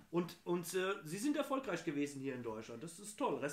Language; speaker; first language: German; native; German